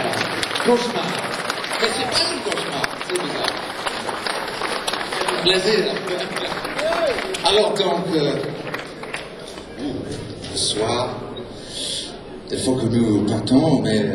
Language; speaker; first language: French; non-native, learner; English